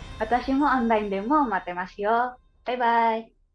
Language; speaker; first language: Japanese; non-native, learner; Indonesian